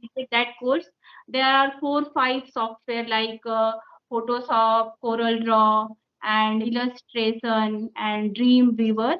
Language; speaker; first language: English; non-native, local second language; Hindi